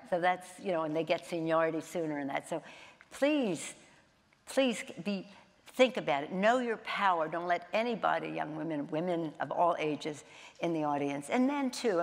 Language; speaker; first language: English; native; English